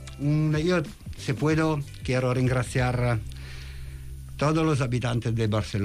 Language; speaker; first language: Spanish; non-native, fluent; Italian